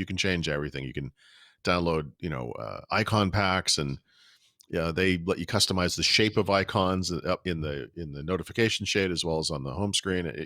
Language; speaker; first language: English; native; English